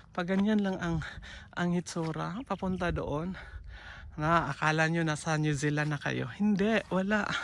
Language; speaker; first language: Filipino; non-native, local second language; Cebuano